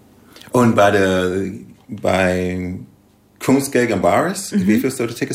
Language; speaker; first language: German; non-native, learner; English